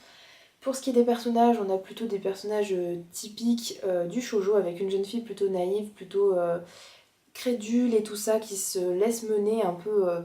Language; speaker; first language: French; native; French